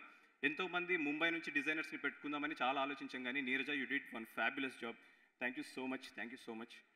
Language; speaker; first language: Telugu; native; Telugu